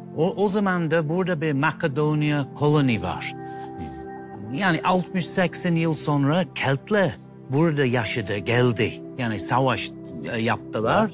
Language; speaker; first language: Turkish; non-native, learner; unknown